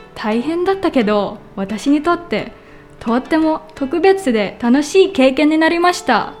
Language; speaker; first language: Japanese; non-native, learner; Filipino